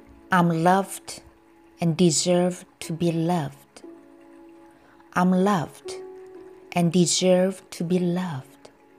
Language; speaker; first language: English; non-native, fluent; Korean